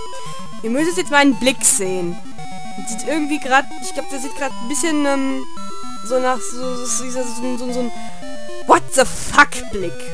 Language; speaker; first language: German; native; German